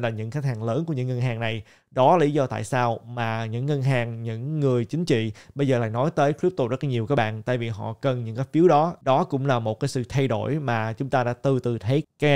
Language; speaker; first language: Vietnamese; native; Vietnamese